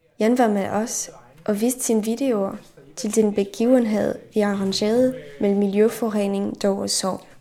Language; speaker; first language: Danish; non-native, fluent; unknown